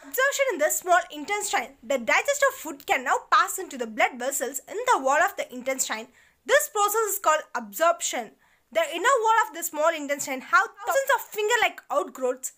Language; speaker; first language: English; non-native, local second language; Tamil